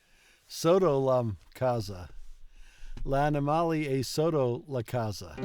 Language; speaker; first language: Italian; non-native, learner; English